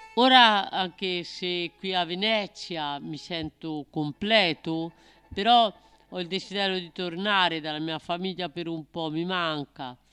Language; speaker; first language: Italian; native; Italian